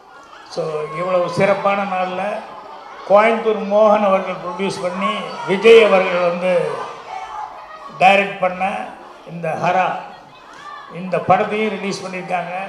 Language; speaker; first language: Tamil; native; Tamil